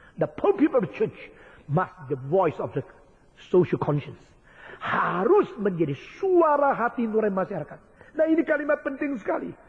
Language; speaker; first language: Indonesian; early bilingual, other home language; Chinese